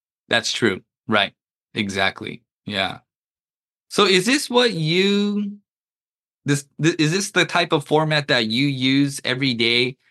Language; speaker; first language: English; early bilingual, other home language; Japanese